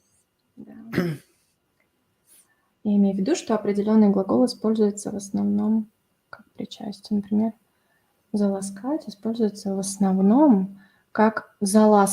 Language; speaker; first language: Russian; native; Russian